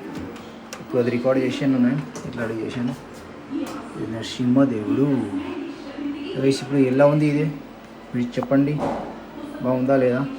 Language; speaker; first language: Telugu; non-native, learner; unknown